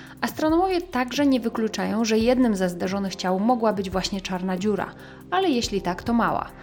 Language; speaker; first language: Polish; native; Polish